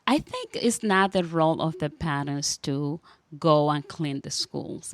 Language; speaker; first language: English; non-native, fluent; Spanish